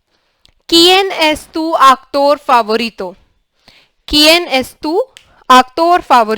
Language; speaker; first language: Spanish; non-native, learner; English